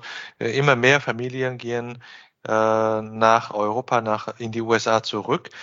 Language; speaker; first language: German; non-native, fluent; Chinese